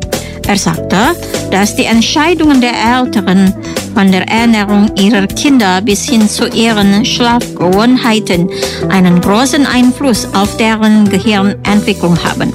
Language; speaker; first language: German; non-native, fluent; Indonesian